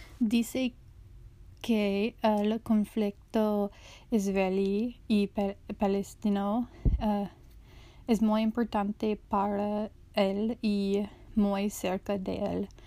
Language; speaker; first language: Spanish; non-native, learner; English